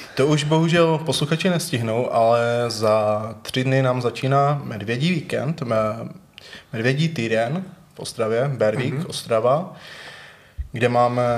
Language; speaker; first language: Czech; native; Czech